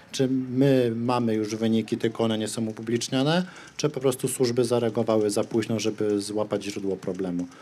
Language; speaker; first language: Polish; native; Polish